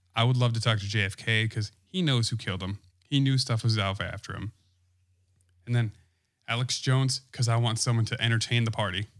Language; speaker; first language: English; native; English